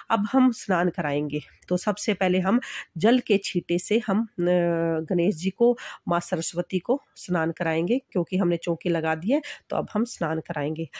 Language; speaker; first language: Hindi; native; Hindi